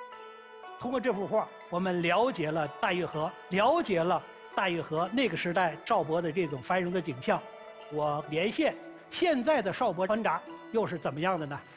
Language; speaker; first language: Chinese; native; Chinese